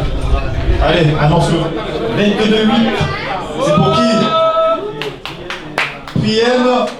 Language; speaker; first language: French; native; French